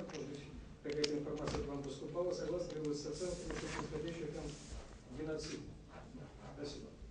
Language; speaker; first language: Russian; native; Russian